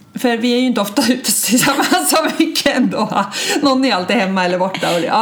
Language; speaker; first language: Swedish; native; Swedish